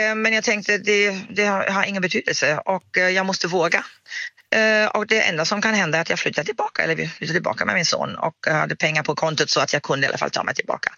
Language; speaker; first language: Swedish; non-native, fluent; German